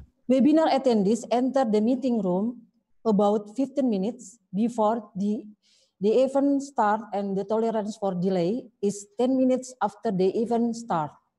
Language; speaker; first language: English; non-native, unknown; Indonesian